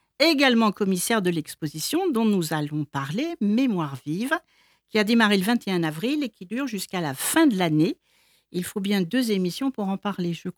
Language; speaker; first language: French; native; French